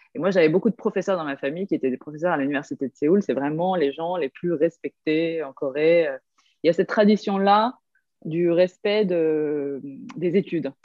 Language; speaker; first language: French; early bilingual, other home language; Korean